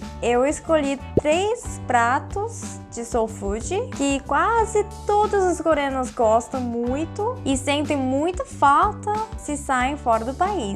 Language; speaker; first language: Portuguese; non-native, fluent; Korean